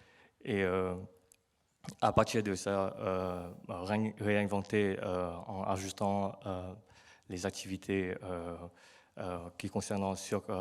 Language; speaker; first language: French; non-native, learner; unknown